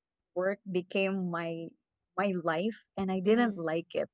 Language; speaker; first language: English; non-native, local second language; Cebuano